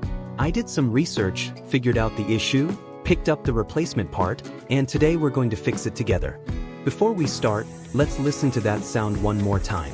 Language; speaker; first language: English; native; English